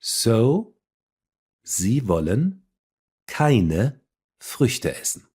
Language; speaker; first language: German; non-native, fluent; English